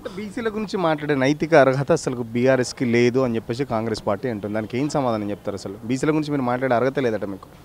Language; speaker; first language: Telugu; native; Telugu